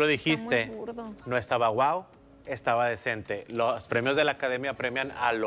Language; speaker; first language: Spanish; native; Spanish